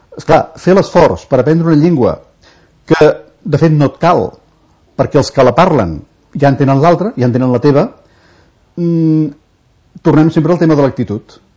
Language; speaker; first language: Catalan; native; Catalan